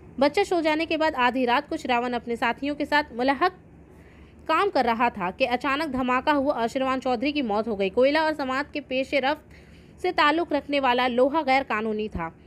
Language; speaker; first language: Urdu; native; Urdu